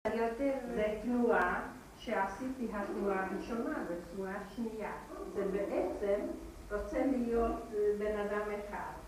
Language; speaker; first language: Hebrew; non-native, fluent; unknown